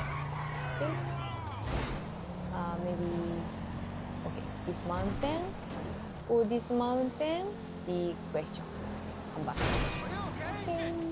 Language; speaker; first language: English; non-native, learner; Japanese